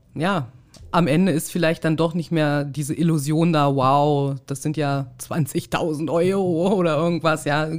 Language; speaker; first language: German; native; German